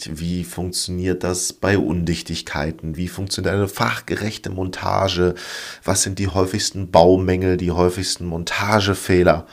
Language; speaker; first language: German; native; German